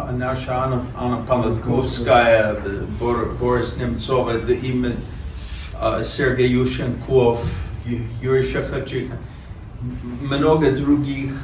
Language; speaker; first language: Russian; non-native, fluent; English